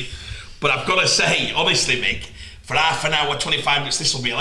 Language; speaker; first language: English; native; English